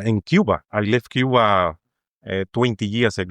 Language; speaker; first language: English; non-native, fluent; Spanish